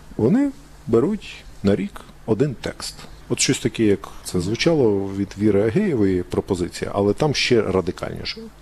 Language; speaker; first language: Ukrainian; native; Ukrainian